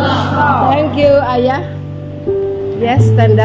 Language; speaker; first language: English; non-native, fluent; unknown